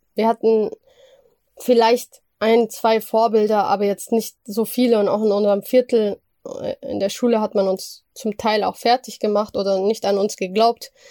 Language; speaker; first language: German; early bilingual, other home language; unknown